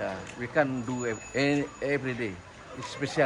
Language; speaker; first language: English; non-native, learner; Balinese